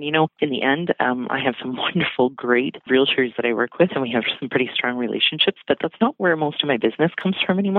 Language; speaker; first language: English; native; English